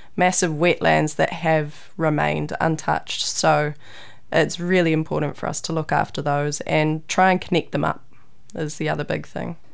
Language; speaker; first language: English; native; English